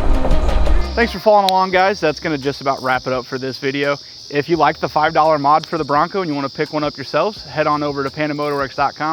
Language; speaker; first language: English; native; English